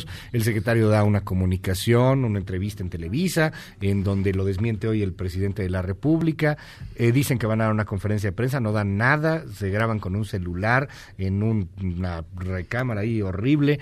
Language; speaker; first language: Spanish; native; Spanish